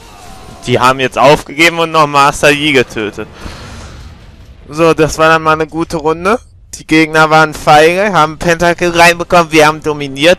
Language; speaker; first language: German; native; German